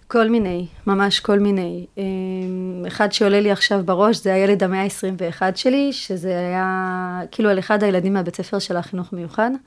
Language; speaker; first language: Hebrew; early bilingual, other home language; French